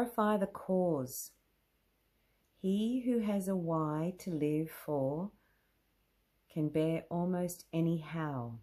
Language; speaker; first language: English; native; English